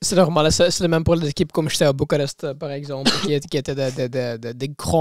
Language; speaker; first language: French; non-native, local second language; Dutch